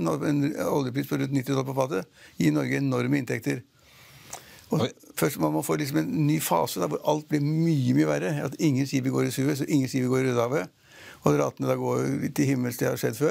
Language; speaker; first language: Norwegian; native; Norwegian